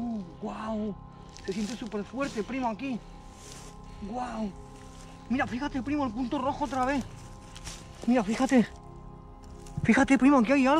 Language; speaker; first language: Spanish; native; Spanish